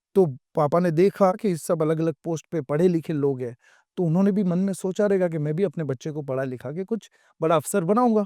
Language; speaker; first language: Hindi; non-native, local second language; Gujarati